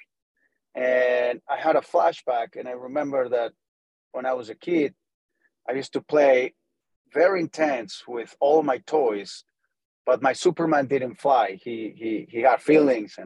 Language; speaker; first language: English; non-native, fluent; Spanish